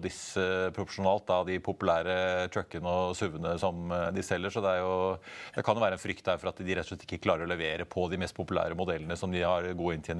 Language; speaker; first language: Norwegian; native; Norwegian